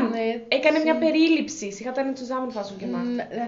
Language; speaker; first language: Greek; native; Greek